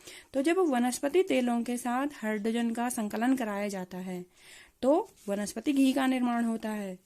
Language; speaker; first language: Hindi; native; Hindi